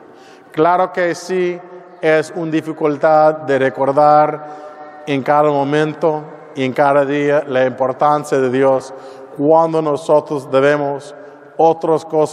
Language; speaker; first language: Spanish; non-native, learner; English